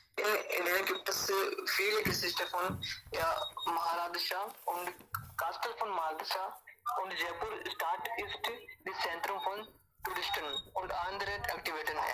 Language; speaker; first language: German; non-native, learner; Hindi